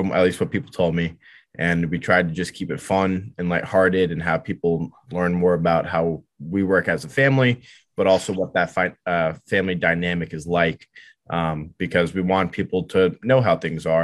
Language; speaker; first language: English; native; English